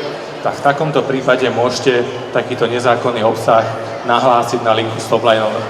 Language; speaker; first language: Slovak; native; Slovak